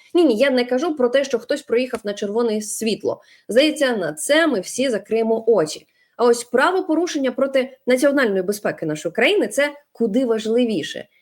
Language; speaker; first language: Ukrainian; non-native, local second language; Russian